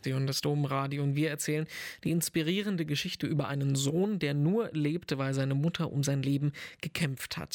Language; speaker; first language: German; native; German